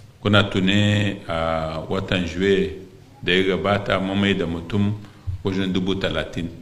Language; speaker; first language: Hausa; non-native, local second language; Arabic